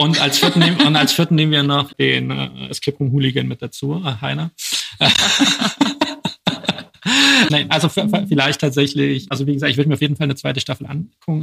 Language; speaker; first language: German; native; German